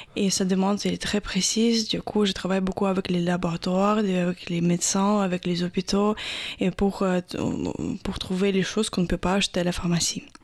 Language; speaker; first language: French; non-native, fluent; Russian